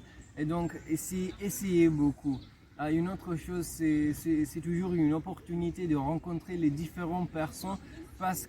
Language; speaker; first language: French; non-native, fluent; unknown